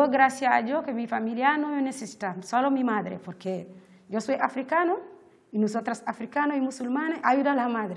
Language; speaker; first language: Spanish; non-native, learner; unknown